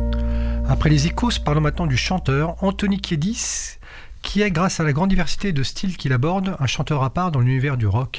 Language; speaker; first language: French; native; French